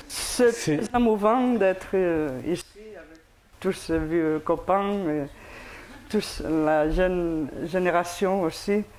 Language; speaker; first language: French; non-native, fluent; Spanish